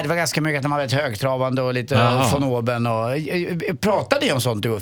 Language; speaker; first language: Swedish; native; Swedish